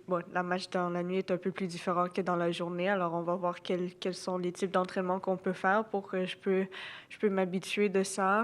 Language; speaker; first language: French; non-native, local second language; English